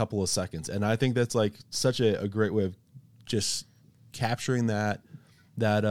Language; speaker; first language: English; native; English